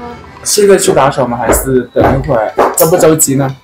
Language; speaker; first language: Chinese; native; Chinese